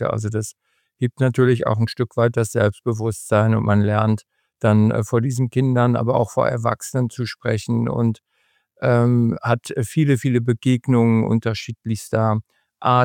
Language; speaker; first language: German; native; German